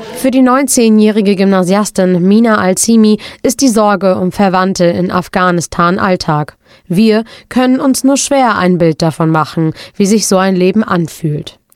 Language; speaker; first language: German; native; German